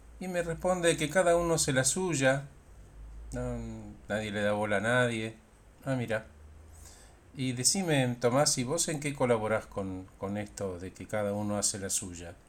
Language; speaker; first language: Spanish; native; Spanish